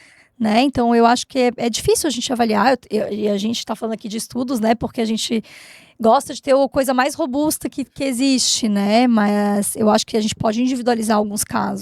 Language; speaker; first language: Portuguese; native; Portuguese